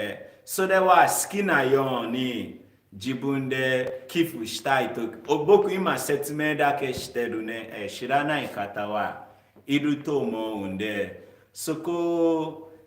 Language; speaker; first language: Japanese; non-native, learner; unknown